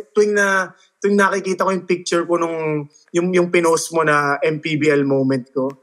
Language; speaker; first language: Filipino; early bilingual, heritage; Filipino